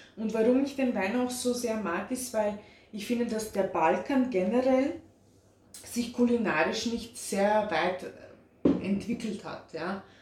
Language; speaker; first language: German; early bilingual, other home language; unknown